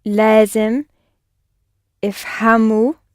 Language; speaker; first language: Arabic; non-native, learner; English